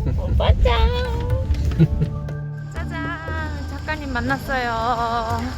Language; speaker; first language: Korean; non-native, fluent; French